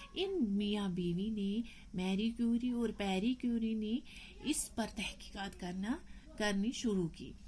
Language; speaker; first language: Urdu; non-native, local second language; Kashmiri